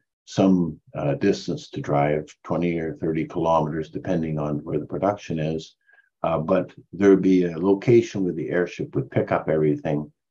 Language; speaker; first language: English; native; English